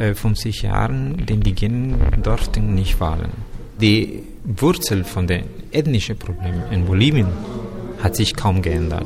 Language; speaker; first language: German; non-native, fluent; Spanish